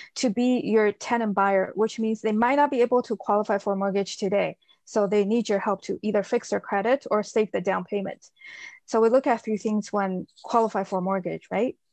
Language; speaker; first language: English; early bilingual, other home language; Chinese